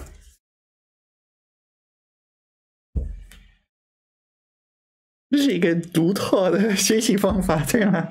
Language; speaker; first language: Chinese; non-native, learner; English